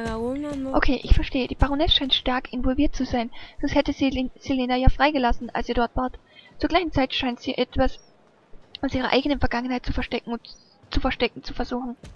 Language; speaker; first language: German; native; German